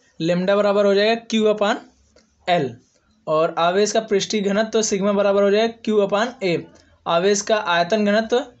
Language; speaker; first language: Hindi; native; Hindi